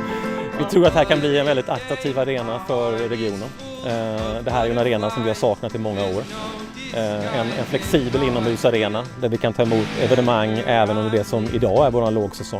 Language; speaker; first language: Swedish; native; Swedish